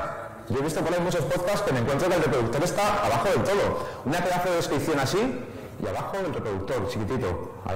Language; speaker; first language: Spanish; native; Spanish